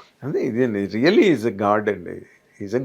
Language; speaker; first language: Telugu; native; Telugu